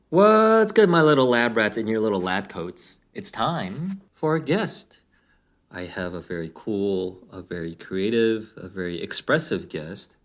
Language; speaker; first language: English; early bilingual, other home language; Korean